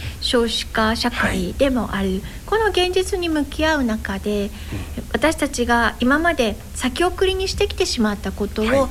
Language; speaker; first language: Japanese; native; Japanese